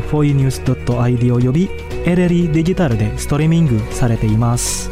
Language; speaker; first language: Japanese; non-native, fluent; Indonesian